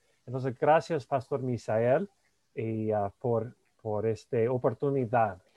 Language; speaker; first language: Spanish; non-native, fluent; English